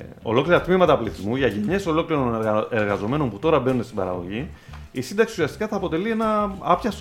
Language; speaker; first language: Greek; native; Greek